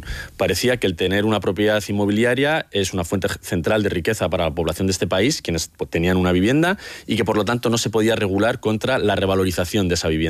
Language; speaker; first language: Spanish; native; Spanish